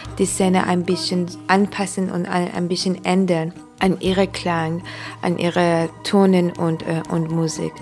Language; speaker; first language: German; non-native, learner; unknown